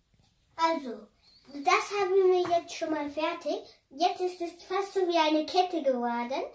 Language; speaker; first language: German; non-native, fluent; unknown